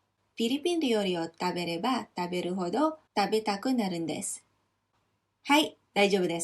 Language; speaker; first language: Japanese; non-native, fluent; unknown